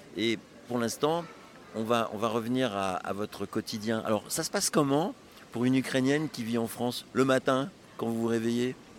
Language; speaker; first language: French; native; French